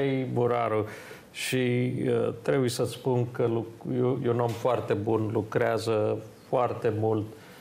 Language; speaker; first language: Romanian; early bilingual, heritage; Romanian